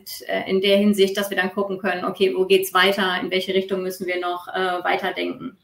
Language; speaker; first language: German; native; German